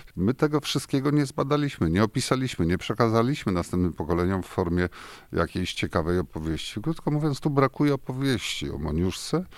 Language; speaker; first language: Polish; native; Polish